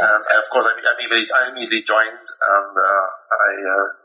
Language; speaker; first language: English; non-native, fluent; Dutch